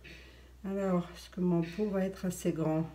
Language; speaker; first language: French; native; French